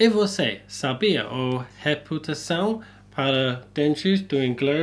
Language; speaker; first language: Portuguese; non-native, learner; English